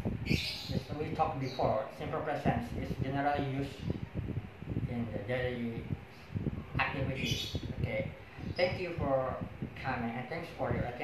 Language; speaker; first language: English; non-native, learner; Indonesian